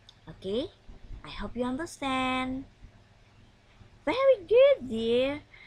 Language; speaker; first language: English; non-native, fluent; Indonesian